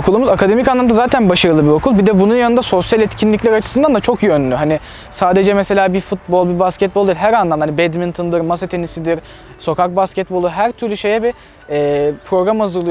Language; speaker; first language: Turkish; native; Turkish